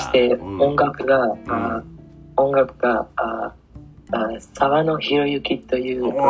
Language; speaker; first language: Japanese; non-native, learner; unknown